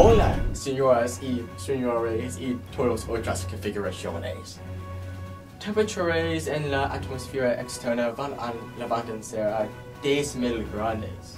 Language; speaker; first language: Spanish; non-native, learner; English